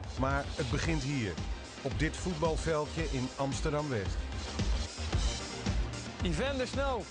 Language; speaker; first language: Dutch; native; Dutch